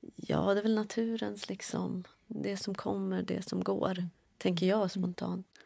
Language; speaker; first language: Swedish; early bilingual, other home language; Kurdish